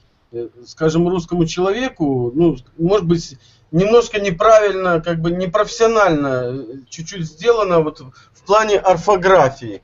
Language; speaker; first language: Russian; native; Russian